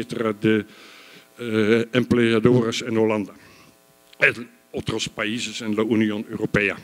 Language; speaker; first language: Spanish; non-native, fluent; Dutch